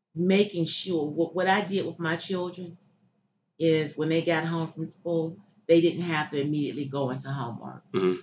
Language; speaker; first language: English; native; English